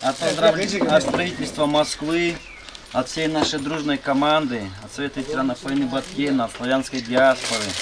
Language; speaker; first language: Russian; native; Russian